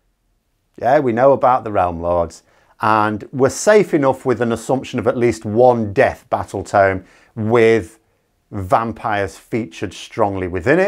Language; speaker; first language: English; native; English